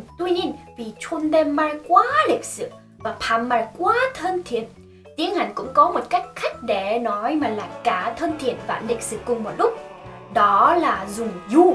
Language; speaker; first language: Vietnamese; non-native, fluent; Korean